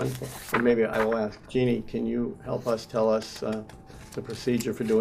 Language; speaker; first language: English; native; English